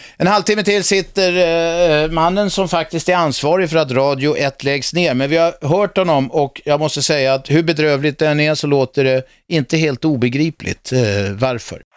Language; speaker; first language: Swedish; native; Swedish